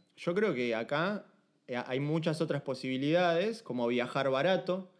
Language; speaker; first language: Spanish; native; Spanish